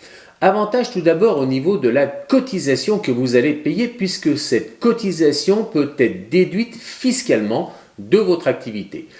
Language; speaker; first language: French; native; French